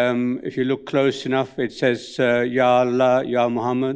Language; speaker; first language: English; non-native, local second language; Punjabi